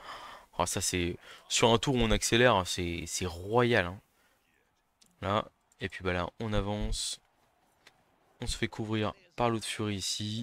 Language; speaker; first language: French; native; French